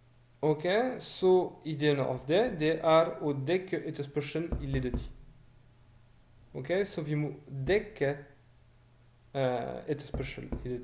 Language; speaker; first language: Norwegian; non-native, fluent; French